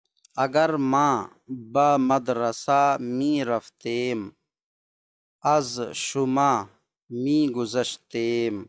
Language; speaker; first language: Persian; non-native, fluent; Urdu